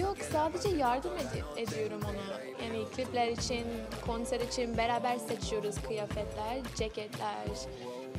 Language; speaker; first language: Turkish; non-native, learner; English